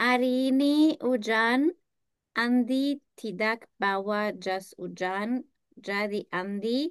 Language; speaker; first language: Indonesian; non-native, learner; English